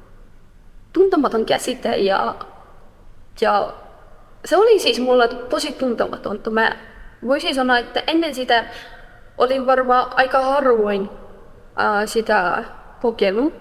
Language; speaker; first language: Finnish; non-native, fluent; Persian